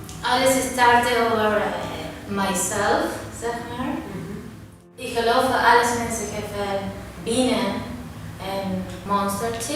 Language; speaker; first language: Dutch; non-native, learner; Spanish